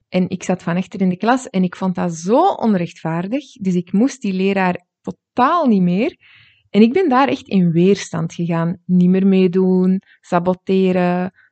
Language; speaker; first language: Dutch; native; Dutch